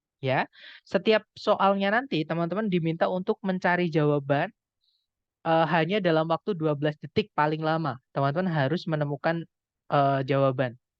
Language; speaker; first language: Indonesian; non-native, local second language; Javanese